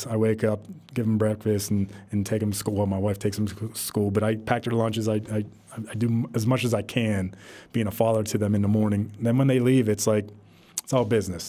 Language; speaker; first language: English; native; English